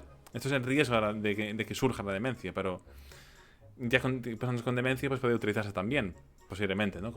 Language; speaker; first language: Spanish; native; Spanish